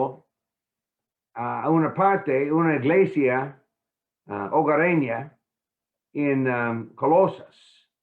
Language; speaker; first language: Spanish; non-native, fluent; English